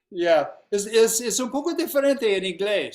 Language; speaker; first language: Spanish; non-native, fluent; English